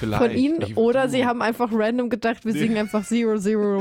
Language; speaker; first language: German; native; German